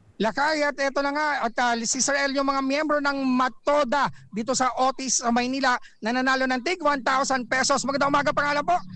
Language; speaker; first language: Filipino; native; Filipino